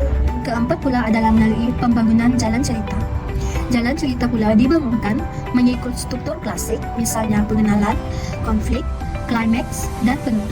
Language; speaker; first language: Malay; native; Malay